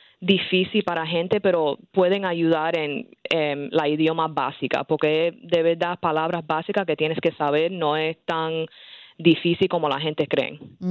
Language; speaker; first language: Spanish; early bilingual, heritage; Spanish